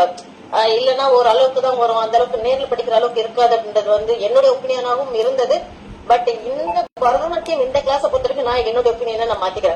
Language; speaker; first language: Tamil; early bilingual, heritage; Tamil